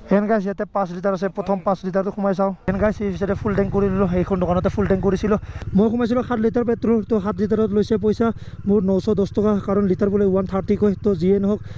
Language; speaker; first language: Assamese; non-native, local second language; Bodo